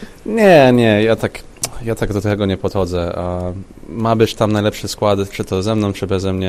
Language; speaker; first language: Polish; early bilingual, heritage; Polish